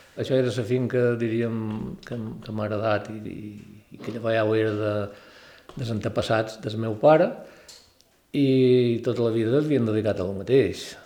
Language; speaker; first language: Catalan; native; Catalan